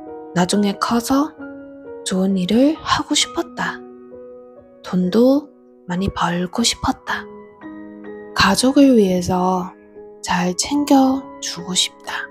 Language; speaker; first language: Korean; non-native, fluent; Vietnamese